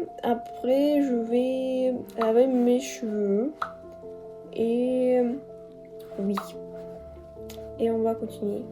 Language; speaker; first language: French; non-native, learner; Russian